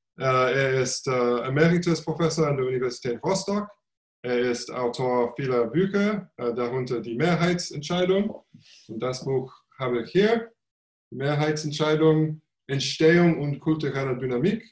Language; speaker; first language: German; non-native, fluent; English